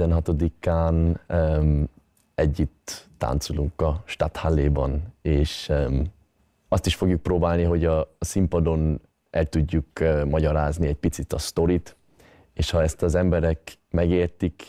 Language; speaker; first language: Hungarian; early bilingual, heritage; Hungarian